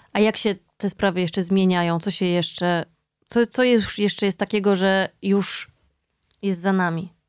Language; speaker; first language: Polish; native; Polish